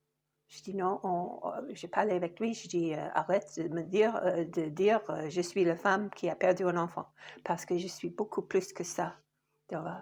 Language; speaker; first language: French; non-native, fluent; English